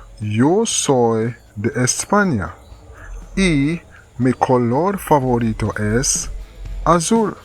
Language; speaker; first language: Spanish; non-native, fluent; English